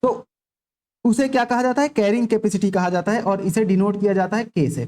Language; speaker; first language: Hindi; native; Hindi